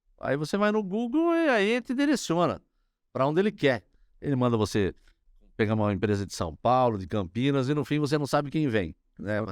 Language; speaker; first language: Portuguese; native; Portuguese